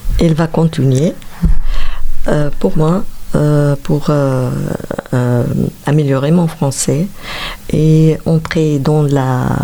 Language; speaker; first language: French; non-native, learner; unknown